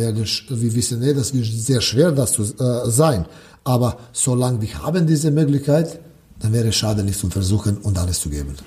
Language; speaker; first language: German; non-native, learner; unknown